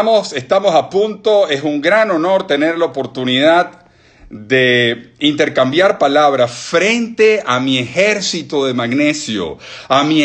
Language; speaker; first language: Spanish; native; Spanish